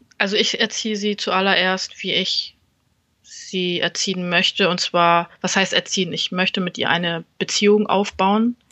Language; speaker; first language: German; early bilingual, other home language; Vietnamese